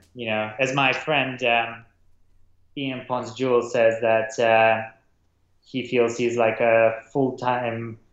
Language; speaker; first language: English; non-native, fluent; Russian